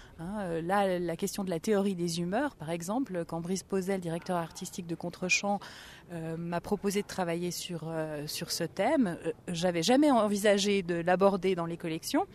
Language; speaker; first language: French; native; French